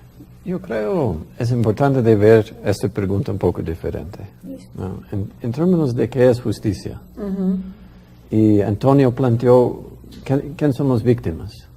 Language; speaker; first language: Spanish; non-native, fluent; English